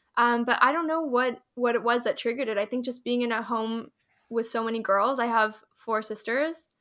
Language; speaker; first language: English; early bilingual, other home language; Hindi